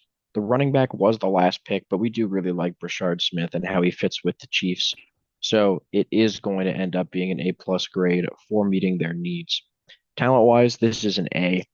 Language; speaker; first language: English; native; English